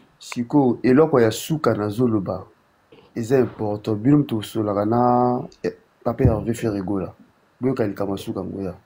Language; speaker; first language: Lingala; native; Lingala